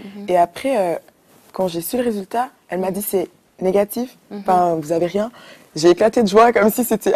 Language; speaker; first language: French; early bilingual, other home language; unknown